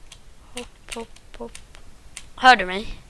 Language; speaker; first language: Swedish; native; Swedish